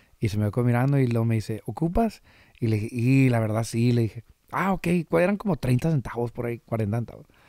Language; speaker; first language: Spanish; early bilingual, heritage; Spanish